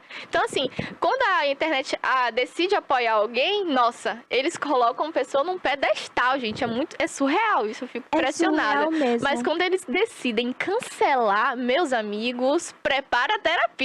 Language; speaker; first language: Portuguese; native; Portuguese